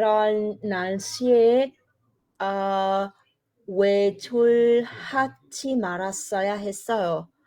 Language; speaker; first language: Korean; non-native, learner; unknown